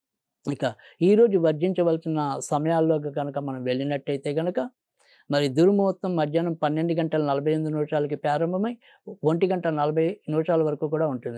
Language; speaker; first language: Telugu; native; Telugu